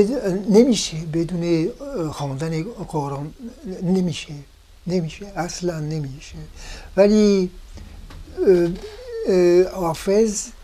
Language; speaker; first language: Persian; non-native, fluent; French